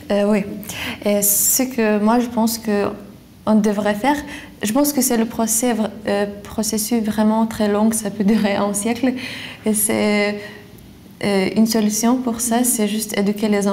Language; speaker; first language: French; non-native, fluent; Lithuanian